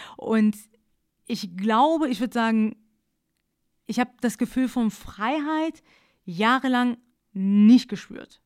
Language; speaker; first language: German; early bilingual, other home language; Persian